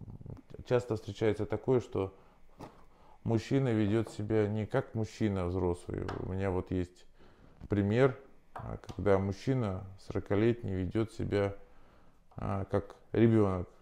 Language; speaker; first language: Russian; native; Russian